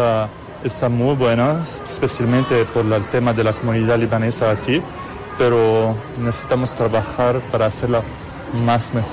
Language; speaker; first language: Spanish; non-native, learner; Arabic